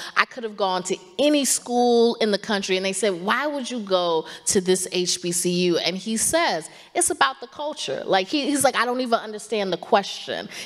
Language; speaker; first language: English; native; English